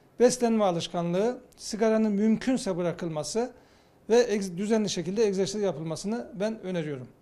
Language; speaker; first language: Turkish; native; Turkish